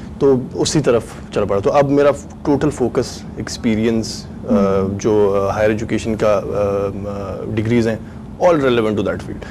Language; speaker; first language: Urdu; non-native, local second language; Pashto